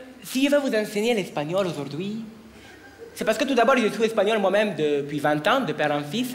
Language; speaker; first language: French; native; French